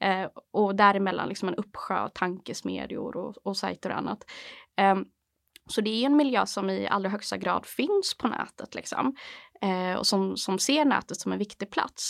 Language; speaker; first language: Swedish; native; Swedish